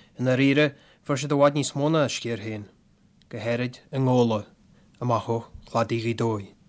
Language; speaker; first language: Irish; native; Irish